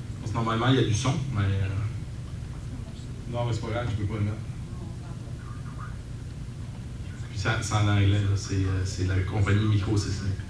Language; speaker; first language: French; native; French